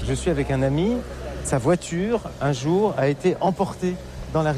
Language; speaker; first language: French; native; French